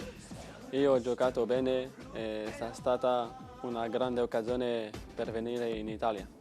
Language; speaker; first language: Italian; non-native, learner; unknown